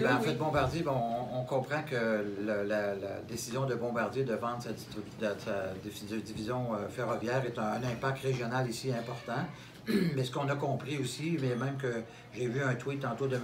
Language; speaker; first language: French; native; French